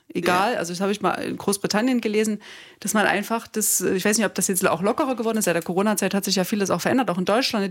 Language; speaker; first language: German; native; German